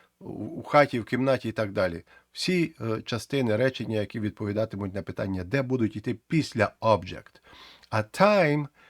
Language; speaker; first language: Ukrainian; native; Ukrainian